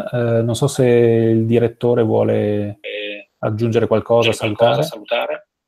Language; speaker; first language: Italian; native; Italian